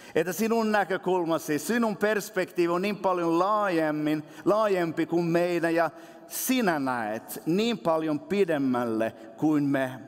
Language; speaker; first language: Finnish; non-native, local second language; Swedish